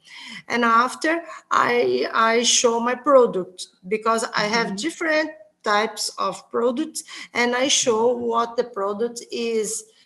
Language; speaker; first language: English; non-native, learner; Portuguese